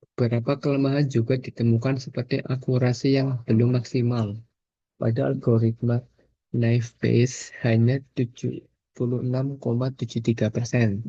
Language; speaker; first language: Indonesian; native; Indonesian